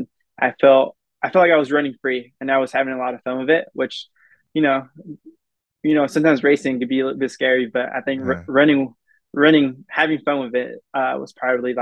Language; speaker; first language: English; native; English